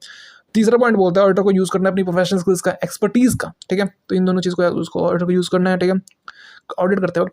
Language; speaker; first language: Hindi; native; Hindi